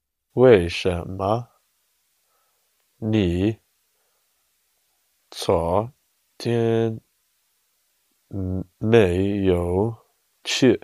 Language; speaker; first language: Chinese; non-native, learner; English